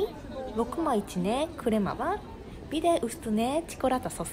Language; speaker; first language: Turkish; non-native, learner; Japanese